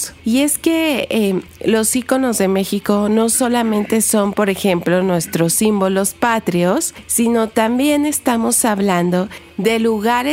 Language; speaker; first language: Spanish; native; Spanish